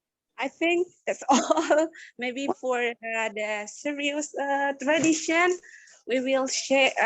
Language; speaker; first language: English; non-native, learner; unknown